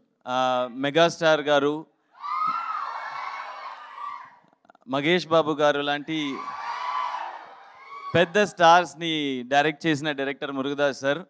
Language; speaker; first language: Telugu; non-native, learner; Tamil